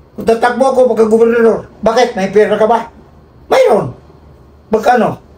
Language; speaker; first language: Filipino; non-native, local second language; Cebuano